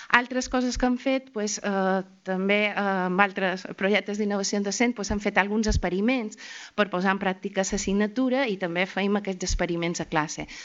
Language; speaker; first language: Catalan; native; Catalan